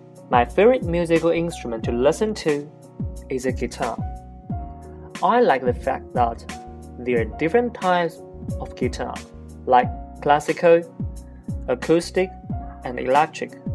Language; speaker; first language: English; non-native, fluent; Chinese